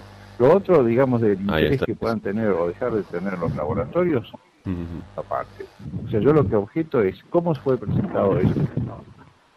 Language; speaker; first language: Spanish; native; Spanish